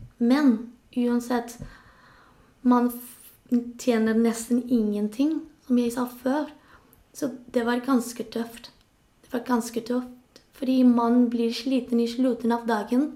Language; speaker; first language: Norwegian; non-native, local second language; Spanish